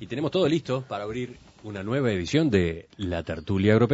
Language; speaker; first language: Spanish; native; Spanish